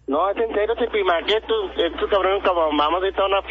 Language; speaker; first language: Spanish; native; Spanish